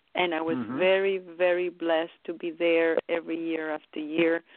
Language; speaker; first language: English; early bilingual, other home language; Romanian